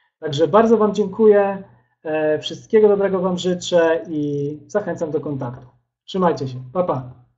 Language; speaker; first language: Polish; native; Polish